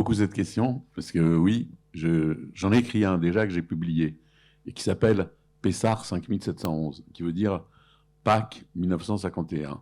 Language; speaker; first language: French; early bilingual, other home language; Arabic